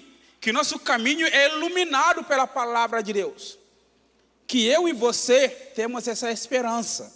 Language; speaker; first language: Portuguese; non-native, fluent; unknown